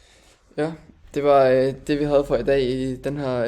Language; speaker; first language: Danish; native; Danish